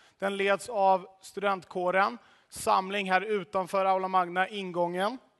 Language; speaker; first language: Swedish; native; Swedish